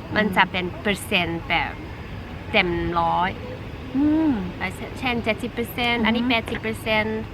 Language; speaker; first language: Thai; non-native, fluent; Dutch